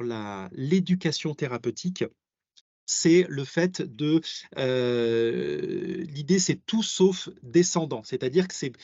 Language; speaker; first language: French; native; French